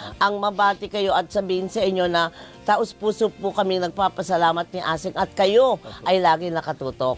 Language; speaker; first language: Filipino; native; Filipino